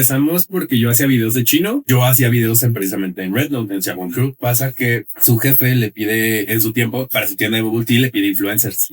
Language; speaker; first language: Spanish; native; Spanish